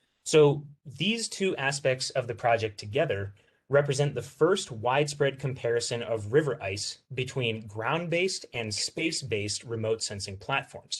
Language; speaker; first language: English; native; English